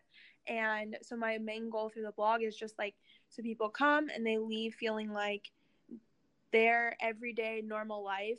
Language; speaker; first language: English; native; English